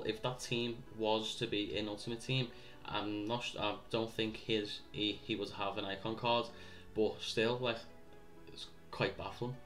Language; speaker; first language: English; native; English